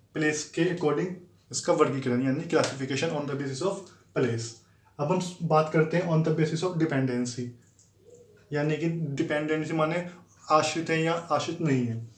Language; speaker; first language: Hindi; native; Hindi